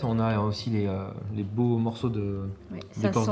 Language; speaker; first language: French; native; French